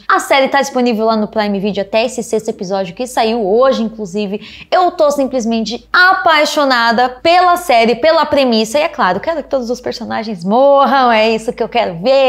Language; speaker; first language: Portuguese; native; Portuguese